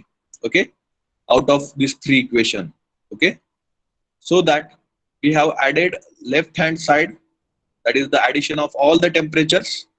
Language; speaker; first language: English; non-native, local second language; Hindi